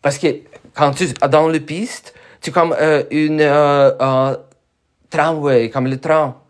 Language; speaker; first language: French; non-native, learner; Russian